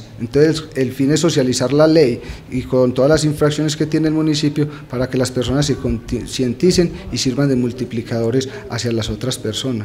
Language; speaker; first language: Spanish; native; Spanish